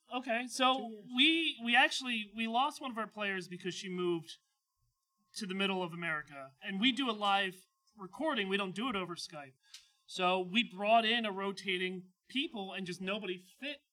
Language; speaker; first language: English; native; English